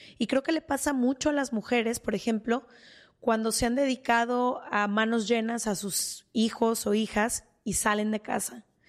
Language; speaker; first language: Spanish; native; Spanish